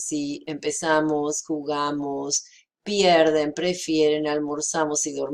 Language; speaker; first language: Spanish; non-native, fluent; English